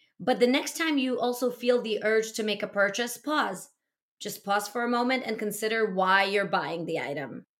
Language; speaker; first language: English; early bilingual, other home language; Russian